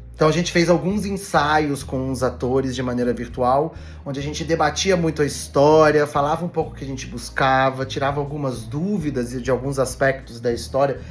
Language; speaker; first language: Portuguese; native; Portuguese